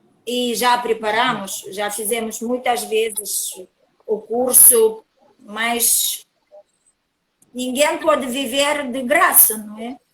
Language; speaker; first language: Portuguese; non-native, learner; Russian